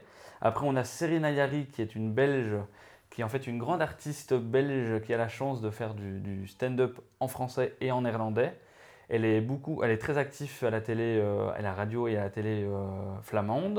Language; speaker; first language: French; native; French